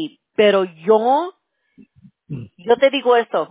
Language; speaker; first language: Spanish; early bilingual, heritage; English